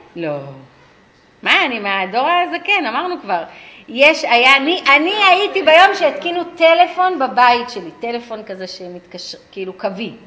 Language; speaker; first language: Hebrew; early bilingual, other home language; English